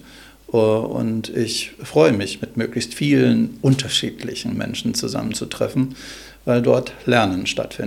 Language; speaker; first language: German; native; German